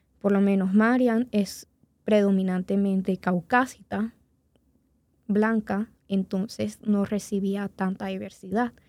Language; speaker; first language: Spanish; native; Spanish